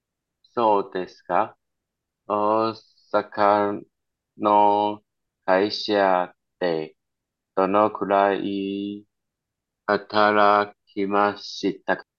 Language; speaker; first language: Japanese; non-native, learner; Chinese